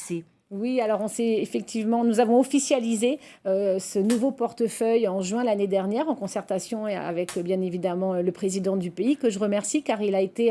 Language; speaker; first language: French; native; French